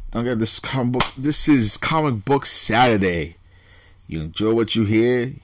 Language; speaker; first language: English; native; English